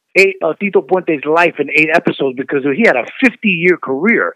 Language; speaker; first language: English; native; English